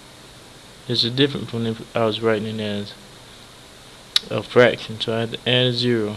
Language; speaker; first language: English; native; English